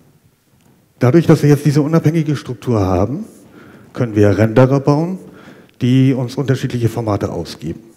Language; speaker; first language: German; native; German